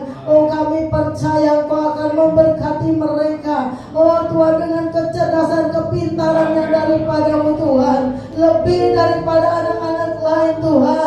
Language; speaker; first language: Indonesian; native; Indonesian